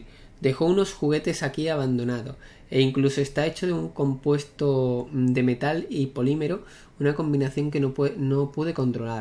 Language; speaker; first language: Spanish; native; Spanish